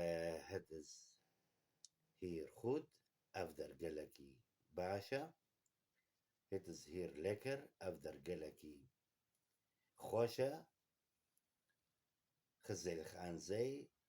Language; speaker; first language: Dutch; non-native, learner; Kurdish